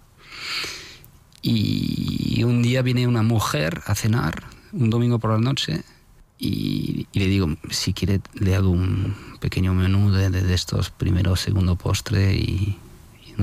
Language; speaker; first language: Spanish; non-native, fluent; French